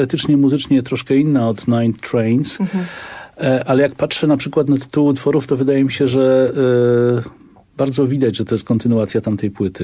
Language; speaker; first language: Polish; native; Polish